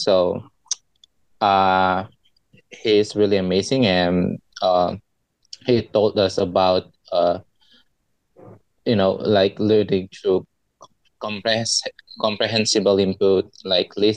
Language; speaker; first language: English; non-native, learner; Indonesian